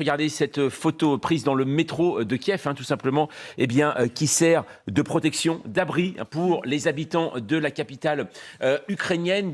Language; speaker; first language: French; native; French